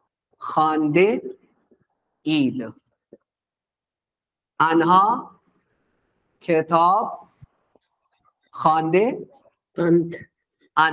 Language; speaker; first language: Persian; non-native, fluent; Urdu